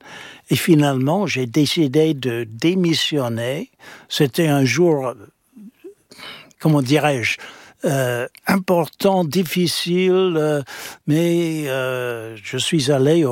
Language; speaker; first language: French; non-native, fluent; English